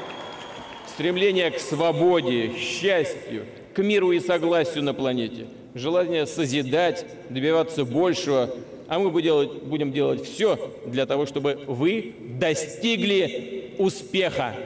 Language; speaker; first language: Russian; native; Russian